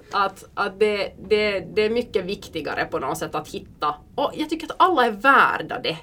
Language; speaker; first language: Swedish; early bilingual, heritage; Swedish